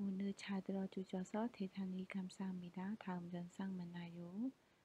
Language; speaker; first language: Korean; non-native, fluent; Khmer